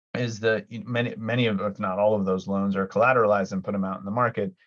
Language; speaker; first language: English; early bilingual, other home language; Greek